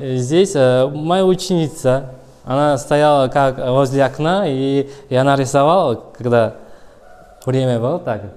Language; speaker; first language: Russian; non-native, learner; Uzbek